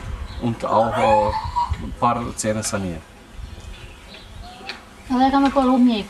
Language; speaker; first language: German; non-native, fluent; Albanian